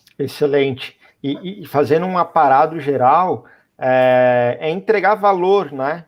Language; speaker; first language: Portuguese; native; Portuguese